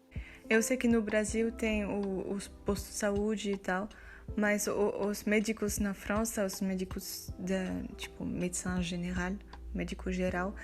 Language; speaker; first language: Portuguese; non-native, fluent; French